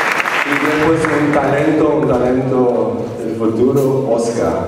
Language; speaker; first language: Spanish; non-native, fluent; German